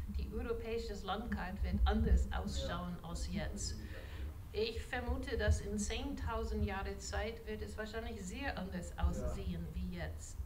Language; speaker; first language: German; non-native, fluent; English